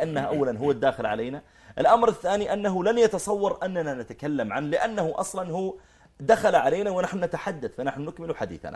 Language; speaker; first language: Arabic; native; Arabic